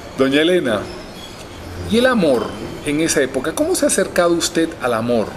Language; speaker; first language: Spanish; native; Spanish